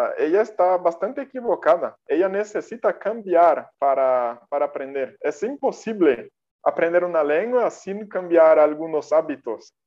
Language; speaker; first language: Spanish; non-native, fluent; Portuguese